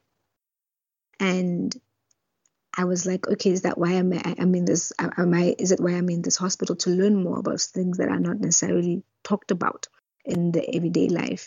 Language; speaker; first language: English; non-native, local second language; Southern Sotho